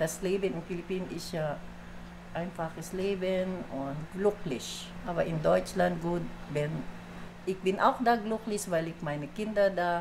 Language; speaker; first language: German; non-native, fluent; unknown